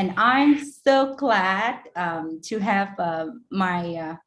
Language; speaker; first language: English; non-native, fluent; Vietnamese